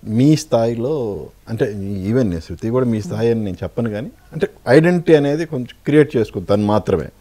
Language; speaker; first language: Telugu; native; Telugu